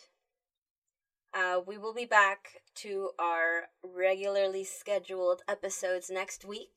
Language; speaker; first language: English; early bilingual, other home language; Spanish